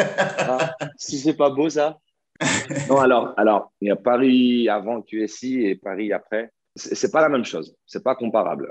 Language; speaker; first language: French; native; French